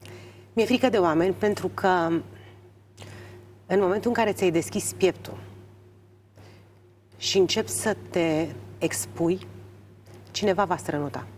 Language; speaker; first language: Romanian; native; Romanian